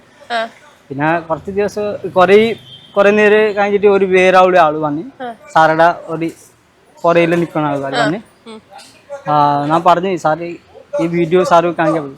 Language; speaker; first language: Malayalam; non-native, local second language; Odia